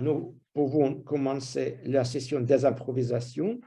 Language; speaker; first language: French; non-native, fluent; Russian